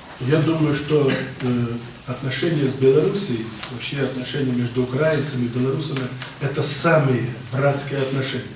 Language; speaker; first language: Russian; non-native, local second language; Ukrainian